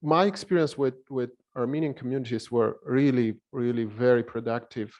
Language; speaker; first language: English; non-native, fluent; Armenian